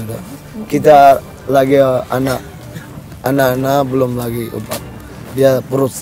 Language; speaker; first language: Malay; non-native, learner; Rohingya